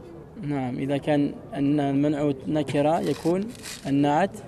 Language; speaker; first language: Arabic; non-native, learner; French